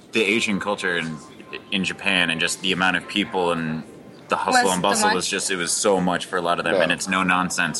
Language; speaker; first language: English; native; English